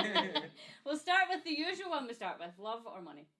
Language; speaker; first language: English; native; English